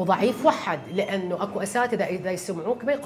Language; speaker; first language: Arabic; native; Arabic